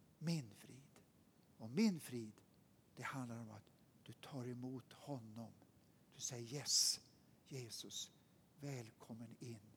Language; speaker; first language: Swedish; native; Swedish